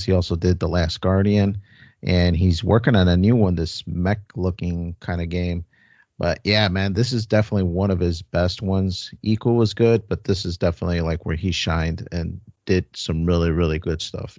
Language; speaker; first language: English; native; English